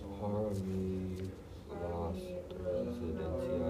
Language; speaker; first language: Spanish; non-native, learner; English